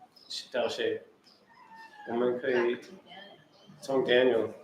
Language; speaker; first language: Chinese; early bilingual, heritage; Chinese